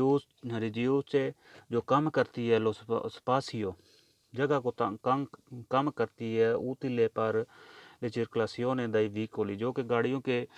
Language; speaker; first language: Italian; non-native, learner; Urdu